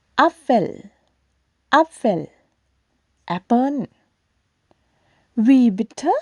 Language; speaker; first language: German; non-native, fluent; Thai